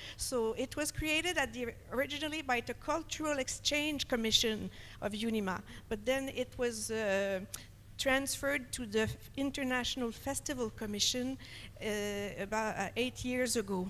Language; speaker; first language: English; non-native, fluent; French